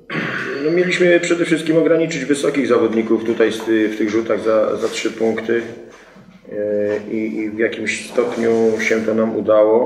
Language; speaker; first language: Polish; native; Polish